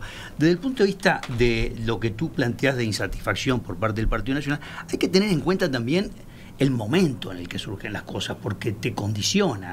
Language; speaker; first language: Spanish; native; Spanish